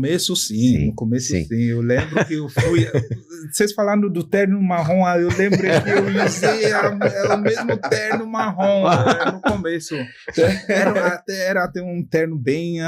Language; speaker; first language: Portuguese; non-native, fluent; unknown